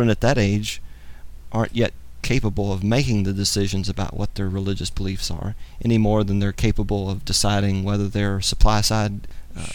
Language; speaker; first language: English; native; English